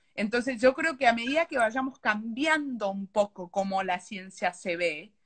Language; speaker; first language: Spanish; native; Spanish